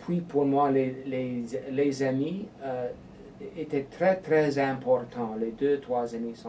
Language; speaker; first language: French; non-native, learner; English